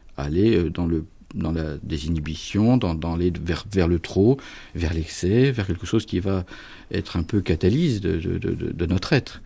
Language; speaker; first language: French; native; French